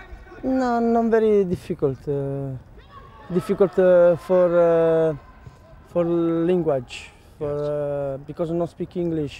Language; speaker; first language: English; non-native, learner; Italian